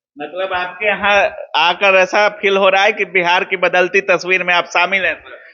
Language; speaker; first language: Hindi; native; Hindi